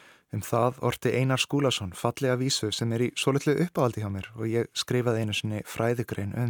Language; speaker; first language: Icelandic; native; Icelandic